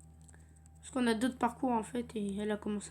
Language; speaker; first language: French; native; French